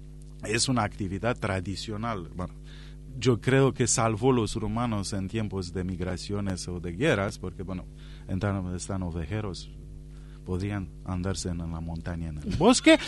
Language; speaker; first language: Spanish; non-native, fluent; Romanian